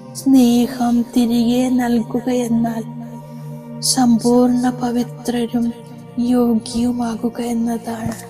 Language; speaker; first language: Malayalam; native; Malayalam